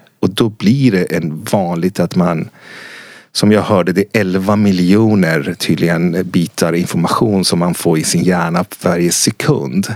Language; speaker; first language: Swedish; non-native, fluent; Persian